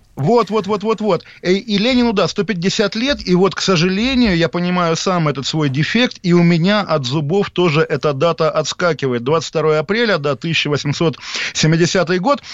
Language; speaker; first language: Russian; native; Russian